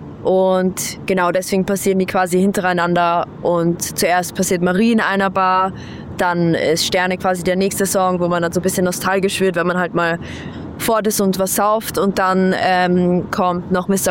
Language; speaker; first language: German; native; German